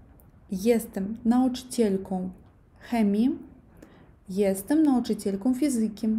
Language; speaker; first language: Polish; non-native, learner; Russian